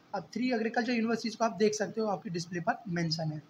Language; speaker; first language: Hindi; native; Hindi